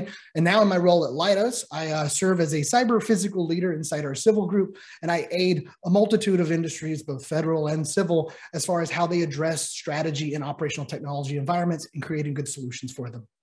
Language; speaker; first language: English; native; English